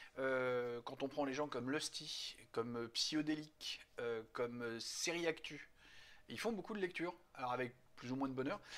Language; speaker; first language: French; native; French